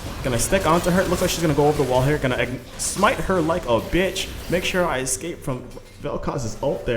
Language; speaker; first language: English; native; English